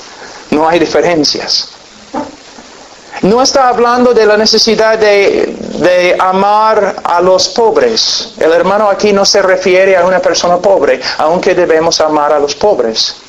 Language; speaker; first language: Spanish; non-native, fluent; English